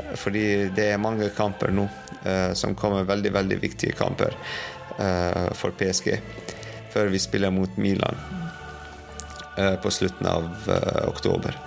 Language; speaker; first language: Norwegian; non-native, fluent; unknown